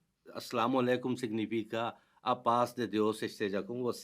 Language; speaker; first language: Portuguese; non-native, fluent; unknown